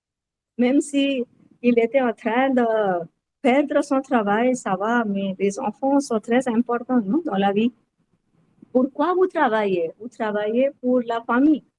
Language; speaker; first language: French; non-native, learner; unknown